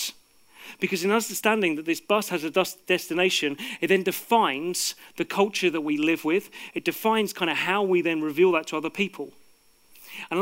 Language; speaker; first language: English; native; English